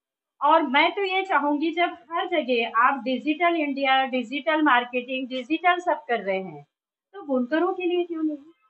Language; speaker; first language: Hindi; native; Hindi